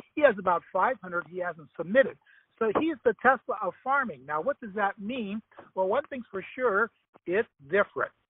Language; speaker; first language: English; native; English